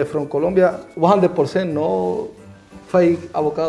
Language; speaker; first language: English; non-native, learner; Spanish